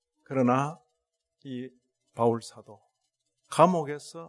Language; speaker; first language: Korean; native; Korean